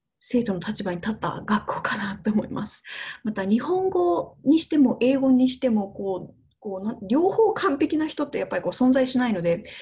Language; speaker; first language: Japanese; native; Japanese